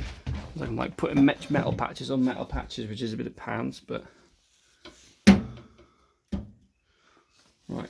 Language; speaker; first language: English; native; English